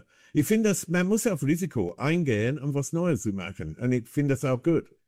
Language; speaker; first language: German; non-native, fluent; English